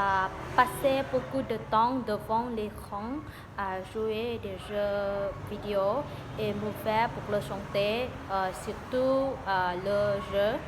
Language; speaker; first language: French; non-native, learner; Vietnamese